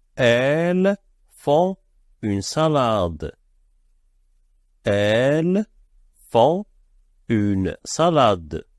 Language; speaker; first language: French; non-native, fluent; Arabic